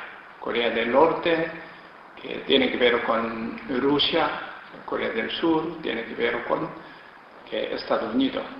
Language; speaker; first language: Spanish; non-native, learner; Korean